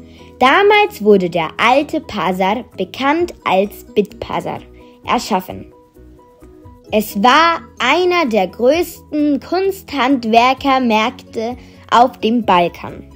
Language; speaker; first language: German; non-native, fluent; Macedonian